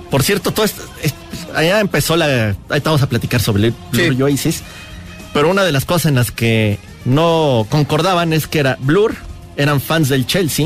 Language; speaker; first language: Spanish; native; Spanish